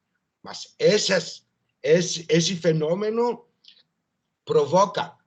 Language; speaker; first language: Portuguese; non-native, learner; French